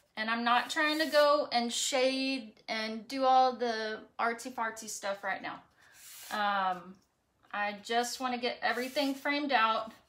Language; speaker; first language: English; native; English